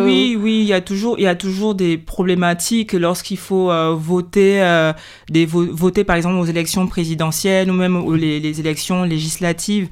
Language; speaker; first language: French; native; French